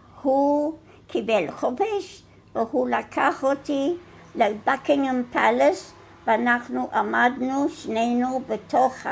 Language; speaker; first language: Hebrew; non-native, fluent; English